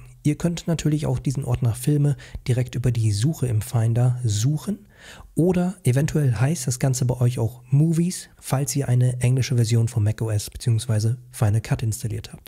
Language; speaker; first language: German; native; German